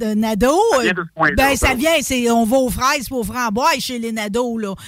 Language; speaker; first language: French; native; French